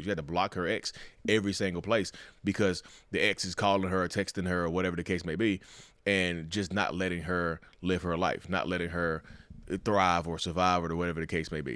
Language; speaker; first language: English; native; English